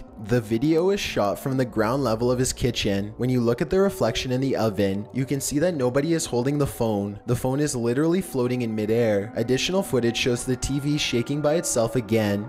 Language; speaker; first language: English; native; English